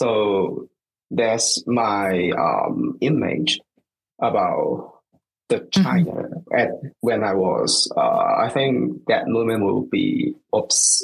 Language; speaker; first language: English; non-native, local second language; Cantonese